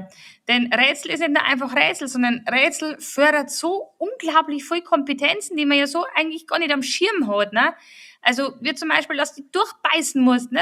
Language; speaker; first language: German; native; German